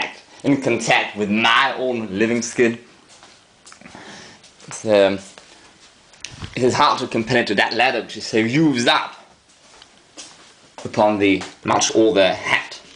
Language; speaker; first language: English; non-native, fluent; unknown